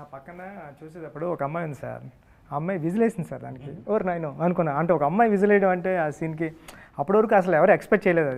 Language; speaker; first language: Telugu; native; Telugu